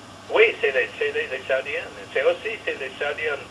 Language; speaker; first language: French; non-native, fluent; English